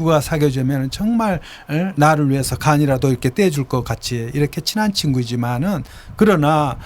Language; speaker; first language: Korean; native; Korean